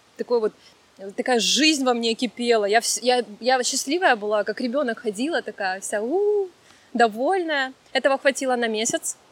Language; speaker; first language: Russian; native; Russian